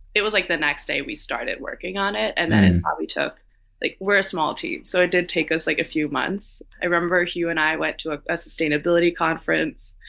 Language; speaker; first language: English; non-native, fluent; Danish